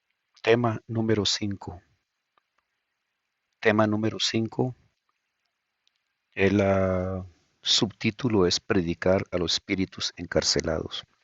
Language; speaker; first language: Spanish; native; Spanish